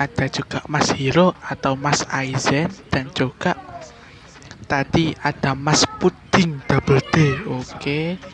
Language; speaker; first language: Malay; non-native, local second language; Javanese